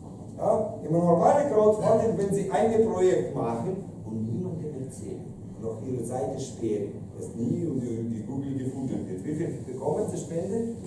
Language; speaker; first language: German; non-native, fluent; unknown